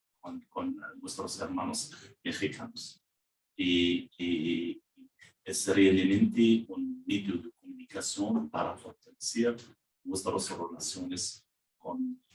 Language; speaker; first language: Spanish; non-native, learner; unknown